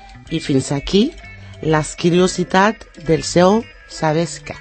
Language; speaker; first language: Catalan; non-native, learner; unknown